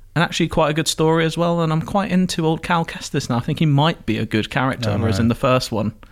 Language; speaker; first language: English; native; English